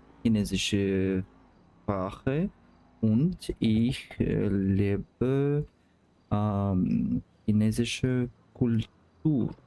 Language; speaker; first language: German; non-native, learner; Russian